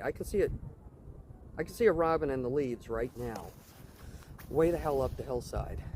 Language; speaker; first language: English; native; English